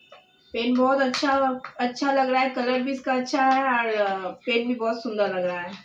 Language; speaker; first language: Hindi; non-native, local second language; Bangla